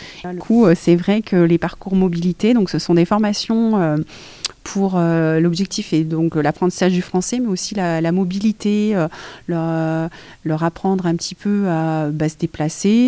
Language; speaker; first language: French; native; French